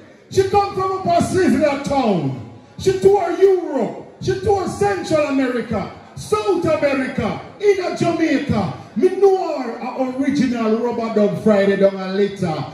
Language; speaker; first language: English; native; English